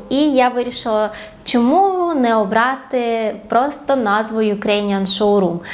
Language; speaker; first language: Ukrainian; non-native, local second language; Russian